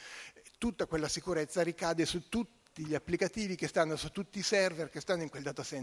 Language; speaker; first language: Italian; native; Italian